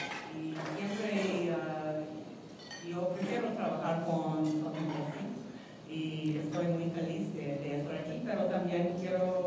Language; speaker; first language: Spanish; non-native, fluent; English